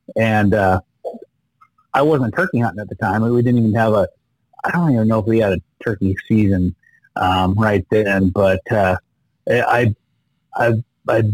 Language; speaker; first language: English; native; English